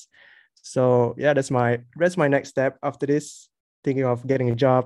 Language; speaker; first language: English; non-native, local second language; Malay